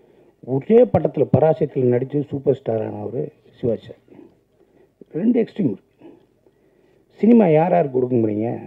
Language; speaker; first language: Tamil; native; Tamil